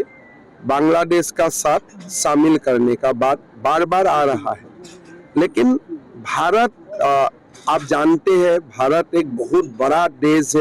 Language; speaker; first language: Hindi; non-native, local second language; Assamese